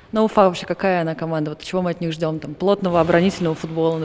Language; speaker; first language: Russian; native; Russian